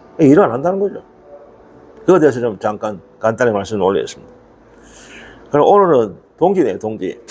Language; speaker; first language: Korean; native; Korean